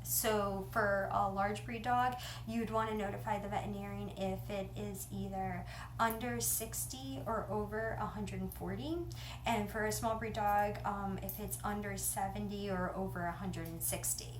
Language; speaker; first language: English; native; English